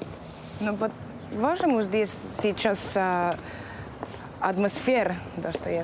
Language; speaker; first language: Russian; non-native, learner; Finnish